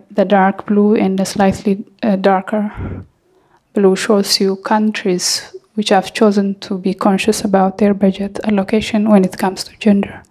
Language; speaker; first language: English; non-native, fluent; Amharic